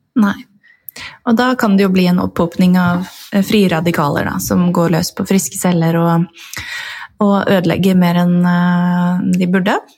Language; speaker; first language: Norwegian; native; Norwegian